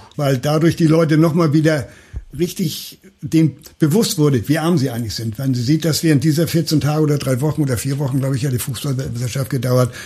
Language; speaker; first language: German; native; German